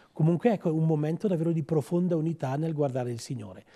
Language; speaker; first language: Italian; native; Italian